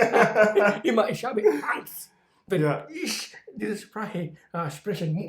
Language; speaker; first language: German; non-native, learner; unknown